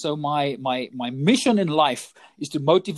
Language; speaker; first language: English; non-native, local second language; Afrikaans